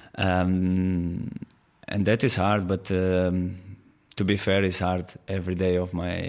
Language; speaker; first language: English; non-native, fluent; Portuguese